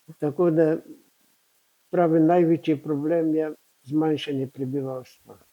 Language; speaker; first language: Slovenian; native; Slovenian